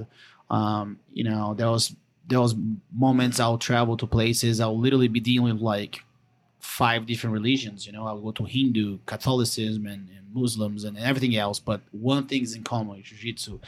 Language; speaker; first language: English; non-native, fluent; Portuguese